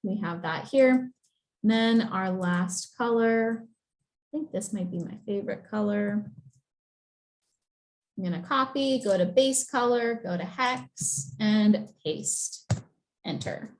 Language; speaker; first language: English; native; English